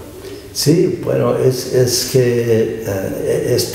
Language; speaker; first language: Spanish; non-native, fluent; English